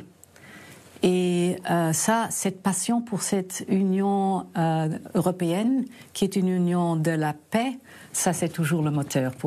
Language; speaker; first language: French; early bilingual, other home language; German